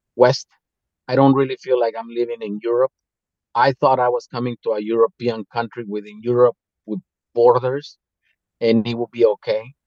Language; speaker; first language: English; non-native, fluent; Spanish